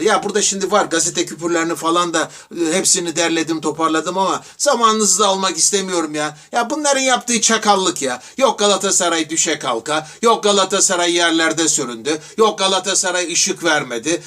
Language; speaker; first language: Turkish; native; Turkish